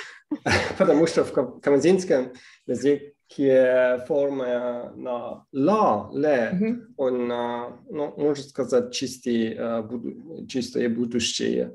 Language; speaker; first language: Russian; non-native, fluent; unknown